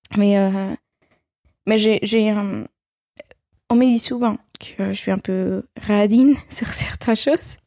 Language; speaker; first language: French; non-native, fluent; Spanish